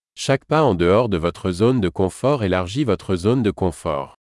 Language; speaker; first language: French; native; French